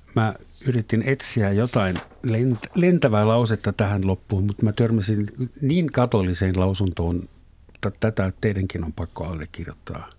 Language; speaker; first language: Finnish; non-native, fluent; German